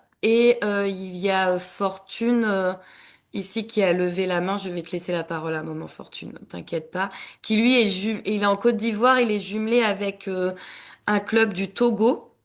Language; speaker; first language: French; native; French